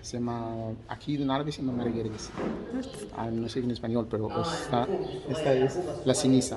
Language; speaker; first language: Spanish; non-native, learner; Arabic